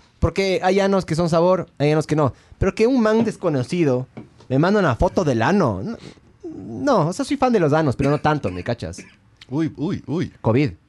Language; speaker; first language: Spanish; native; Spanish